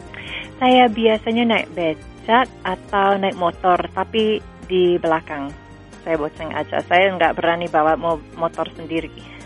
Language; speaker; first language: Indonesian; non-native, fluent; English